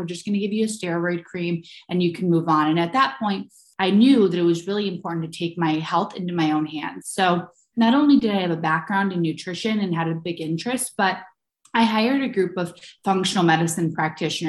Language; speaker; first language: English; native; English